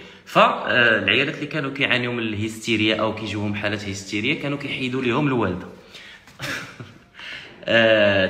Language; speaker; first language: Arabic; native; Arabic